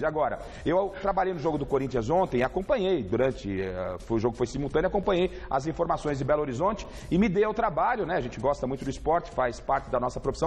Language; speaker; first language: Portuguese; native; Portuguese